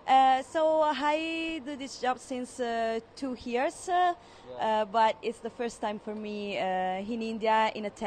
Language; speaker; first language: English; non-native, fluent; Italian